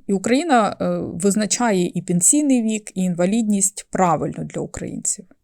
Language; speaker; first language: Ukrainian; native; Ukrainian